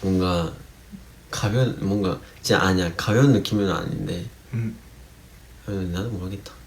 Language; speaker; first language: Korean; non-native, fluent; Japanese